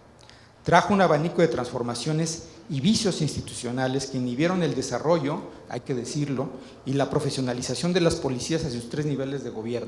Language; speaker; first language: Spanish; native; Spanish